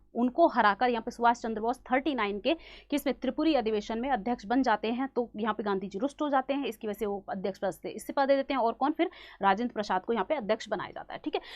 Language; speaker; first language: Hindi; native; Hindi